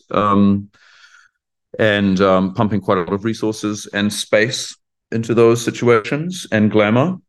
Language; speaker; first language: English; native; English